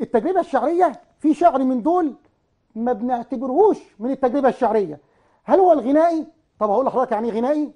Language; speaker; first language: Arabic; native; Arabic